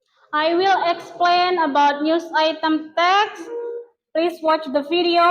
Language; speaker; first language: English; non-native, learner; Indonesian